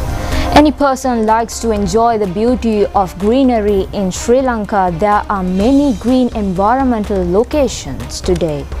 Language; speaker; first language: English; non-native, local second language; Sinhala